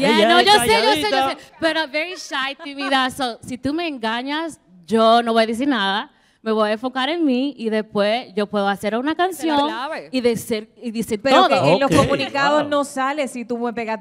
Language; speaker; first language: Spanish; early bilingual, heritage; English